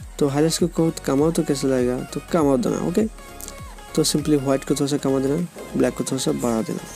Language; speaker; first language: Hindi; non-native, local second language; Bangla